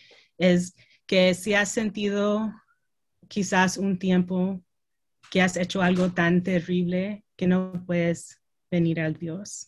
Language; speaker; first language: Spanish; early bilingual, heritage; Spanish